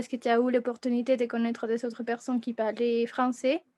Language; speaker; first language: French; non-native, fluent; Spanish